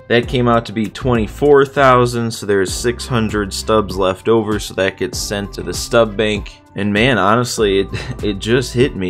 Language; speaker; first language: English; native; English